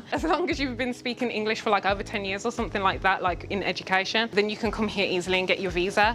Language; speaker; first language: English; native; English